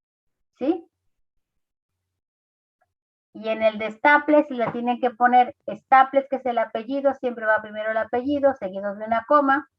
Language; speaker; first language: Spanish; native; Spanish